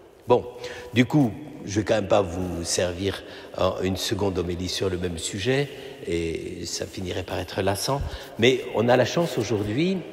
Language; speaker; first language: French; native; French